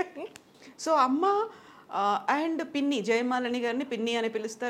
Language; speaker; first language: Telugu; native; Telugu